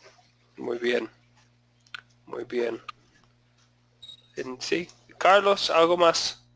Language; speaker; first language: Spanish; non-native, fluent; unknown